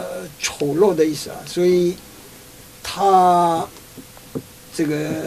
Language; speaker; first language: Chinese; non-native, fluent; Korean